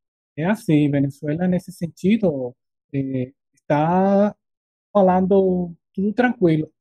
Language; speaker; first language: Portuguese; non-native, fluent; Spanish